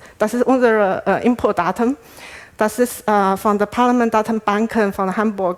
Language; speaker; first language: German; non-native, learner; Chinese